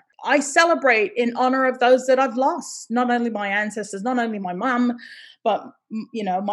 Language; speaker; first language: English; native; English